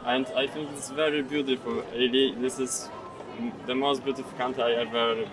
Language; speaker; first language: English; non-native, learner; Polish